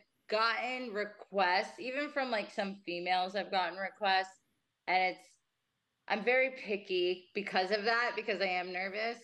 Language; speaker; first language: English; native; English